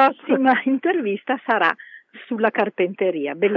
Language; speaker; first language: Italian; native; Italian